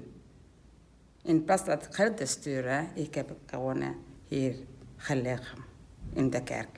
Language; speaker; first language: Dutch; non-native, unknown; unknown